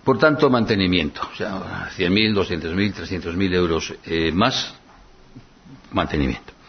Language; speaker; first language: Spanish; non-native, local second language; Basque